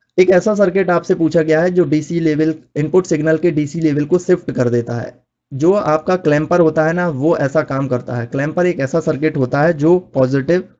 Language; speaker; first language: Hindi; native; Hindi